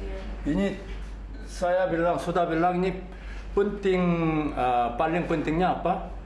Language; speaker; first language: Indonesian; non-native, learner; Korean